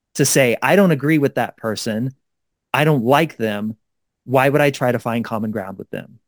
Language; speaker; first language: English; native; English